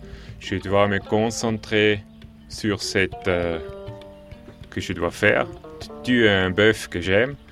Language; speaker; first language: French; non-native, local second language; German